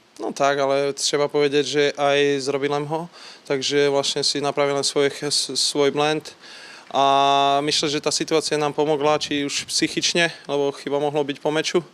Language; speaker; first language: Polish; non-native, learner; Slovak